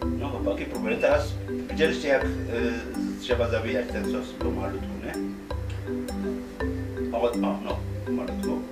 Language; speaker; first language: Polish; non-native, fluent; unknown